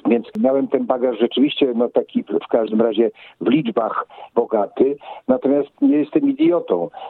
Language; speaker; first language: Polish; native; Polish